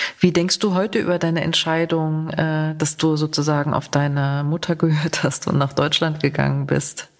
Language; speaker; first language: German; native; German